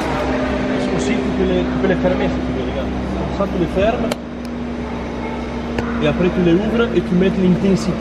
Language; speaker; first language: French; non-native, fluent; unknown